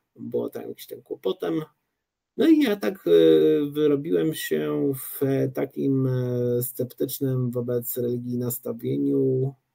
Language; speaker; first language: Polish; early bilingual, other home language; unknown